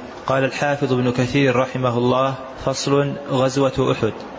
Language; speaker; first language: Arabic; native; Arabic